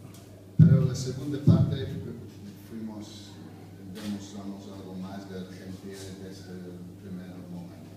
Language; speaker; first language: Spanish; non-native, fluent; English